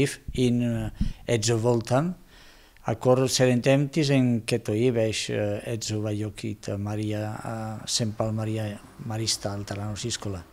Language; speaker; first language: Hungarian; non-native, learner; Spanish